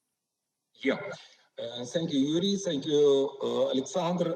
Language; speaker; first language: English; non-native, learner; Ukrainian